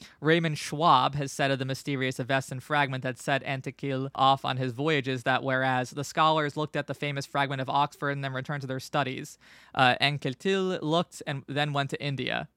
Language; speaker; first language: English; native; English